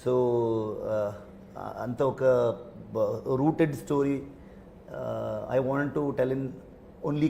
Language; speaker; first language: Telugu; non-native, learner; Kannada